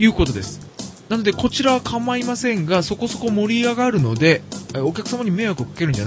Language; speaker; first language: Japanese; native; Japanese